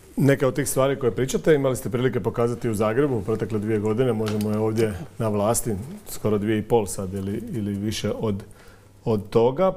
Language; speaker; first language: Croatian; native; Croatian